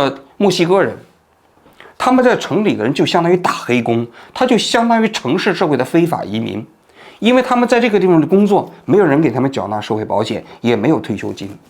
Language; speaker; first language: Chinese; native; Chinese